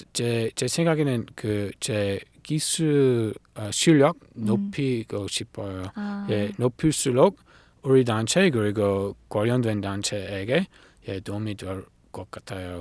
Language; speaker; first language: Korean; non-native, learner; English